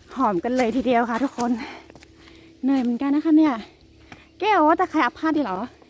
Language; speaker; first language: Thai; non-native, local second language; Karen languages